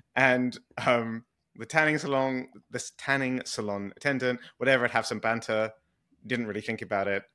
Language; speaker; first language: English; native; English